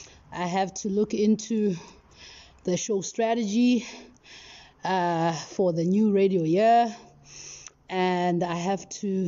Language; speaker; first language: English; non-native, local second language; Northern Sotho